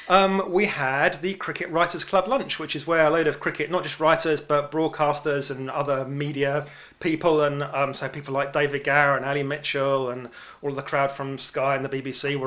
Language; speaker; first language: English; native; English